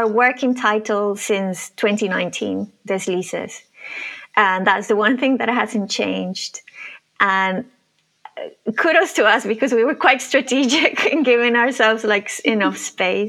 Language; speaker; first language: English; non-native, fluent; Spanish